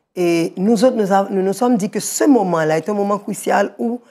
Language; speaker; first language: French; native; French